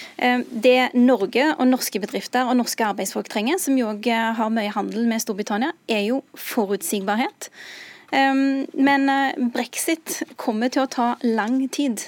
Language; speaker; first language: Norwegian; early bilingual, other home language; Urdu